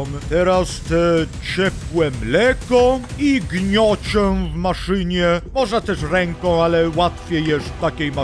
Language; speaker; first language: Polish; non-native, learner; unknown